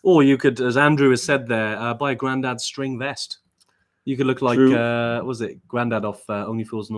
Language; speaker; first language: English; native; English